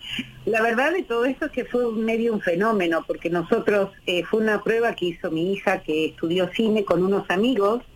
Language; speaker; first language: Spanish; native; Spanish